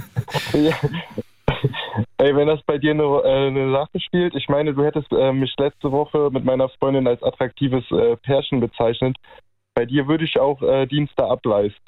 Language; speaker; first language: German; native; German